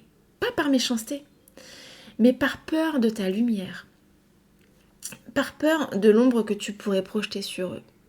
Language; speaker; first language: French; native; French